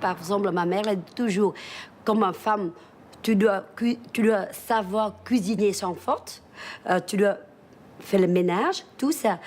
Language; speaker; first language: French; early bilingual, other home language; Vietnamese